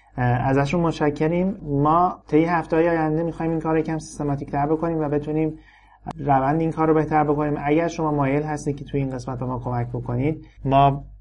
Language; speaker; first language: Persian; native; Persian